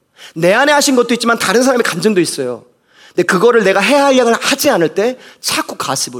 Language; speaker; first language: Korean; native; Korean